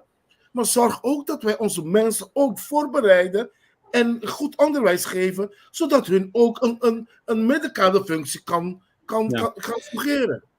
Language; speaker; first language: Dutch; non-native, local second language; Papiamento